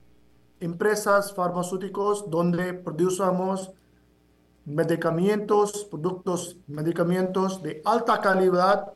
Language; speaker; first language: Spanish; non-native, fluent; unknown